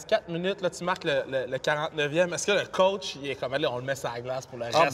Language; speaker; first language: French; native; French